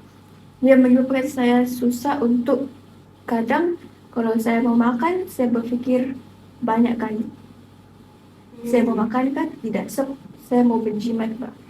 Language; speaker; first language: Malay; native; Malay